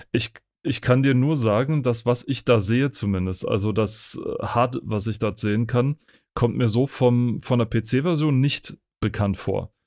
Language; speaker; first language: German; native; German